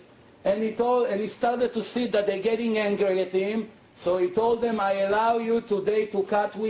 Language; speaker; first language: English; non-native, fluent; Hebrew